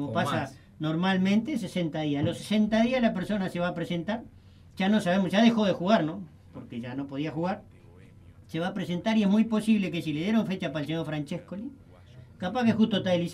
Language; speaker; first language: Spanish; native; Spanish